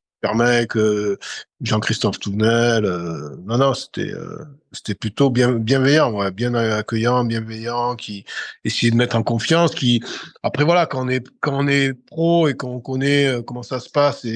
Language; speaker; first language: French; native; French